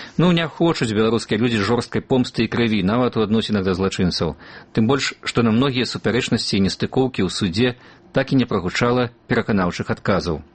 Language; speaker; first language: Belarusian; native; Belarusian